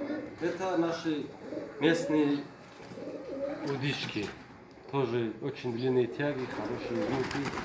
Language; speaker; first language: Russian; non-native, local second language; Tajik